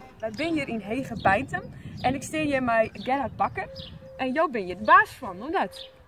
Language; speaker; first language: Dutch; native; Dutch